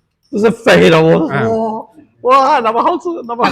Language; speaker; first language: Chinese; non-native, fluent; English